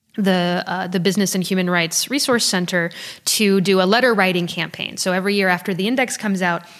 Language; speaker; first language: English; early bilingual, other home language; French